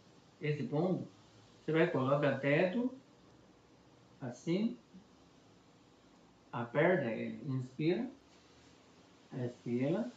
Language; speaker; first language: Portuguese; non-native, fluent; Chinese